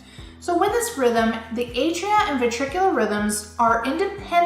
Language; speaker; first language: English; native; English